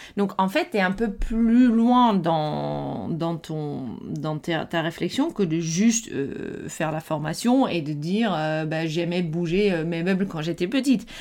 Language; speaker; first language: French; non-native, fluent; Dutch